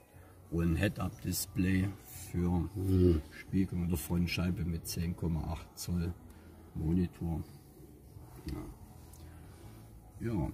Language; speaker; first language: German; native; German